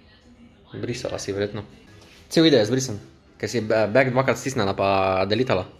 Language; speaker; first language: Slovenian; native; Slovenian